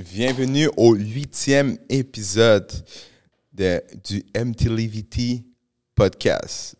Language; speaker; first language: French; early bilingual, other home language; Spanish